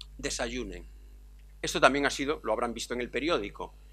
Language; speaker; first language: Spanish; native; Spanish